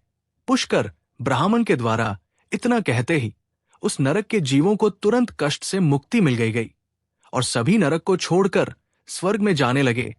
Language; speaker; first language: Hindi; native; Hindi